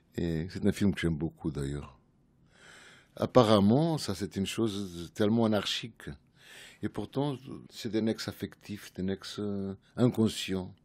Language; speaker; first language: French; non-native, fluent; Portuguese